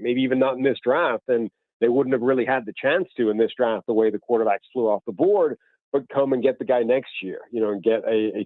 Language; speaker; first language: English; native; English